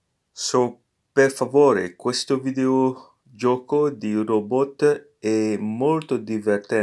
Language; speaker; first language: Italian; non-native, fluent; English